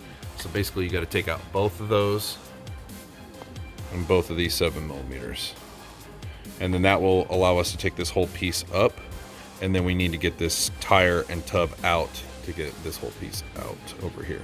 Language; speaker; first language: English; native; English